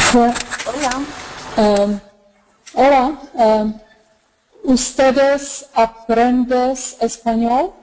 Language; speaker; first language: Spanish; non-native, learner; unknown